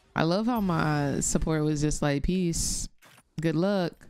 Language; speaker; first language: English; native; English